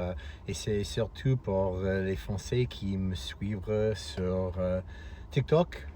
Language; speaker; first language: French; non-native, fluent; English